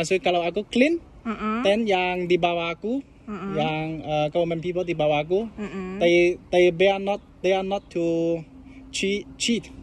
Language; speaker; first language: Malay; non-native, learner; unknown